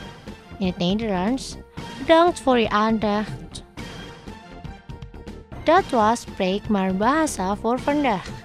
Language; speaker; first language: Dutch; non-native, learner; Indonesian